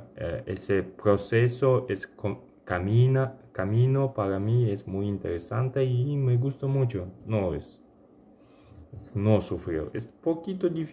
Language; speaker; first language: Spanish; non-native, learner; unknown